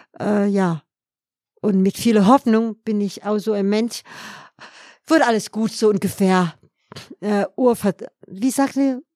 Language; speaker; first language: German; non-native, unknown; Vietnamese